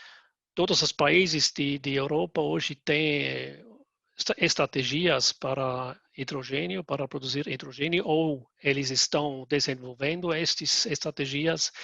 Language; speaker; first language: Portuguese; non-native, fluent; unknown